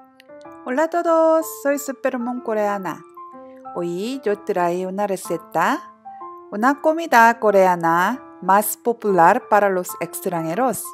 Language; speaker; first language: Spanish; non-native, learner; Korean